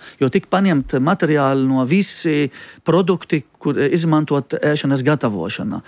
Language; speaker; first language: Latvian; non-native, fluent; Arabic